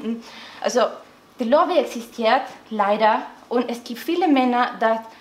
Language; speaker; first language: German; non-native, learner; Spanish